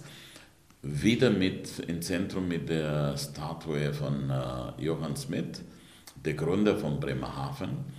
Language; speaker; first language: German; non-native, fluent; Romanian